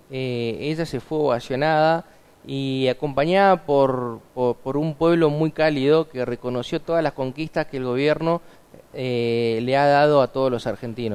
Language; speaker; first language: Spanish; native; Spanish